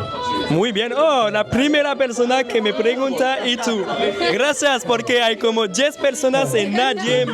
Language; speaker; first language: Spanish; non-native, learner; French